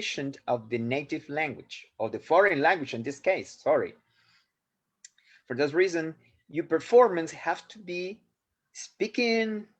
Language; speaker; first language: English; non-native, fluent; Spanish